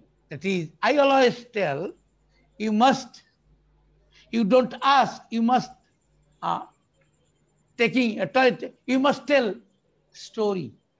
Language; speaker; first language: English; non-native, local second language; Bangla